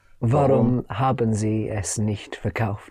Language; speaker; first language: German; non-native, learner; English